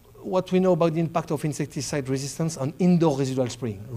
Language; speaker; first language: English; non-native, fluent; French